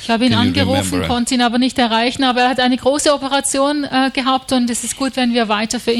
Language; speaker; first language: German; native; German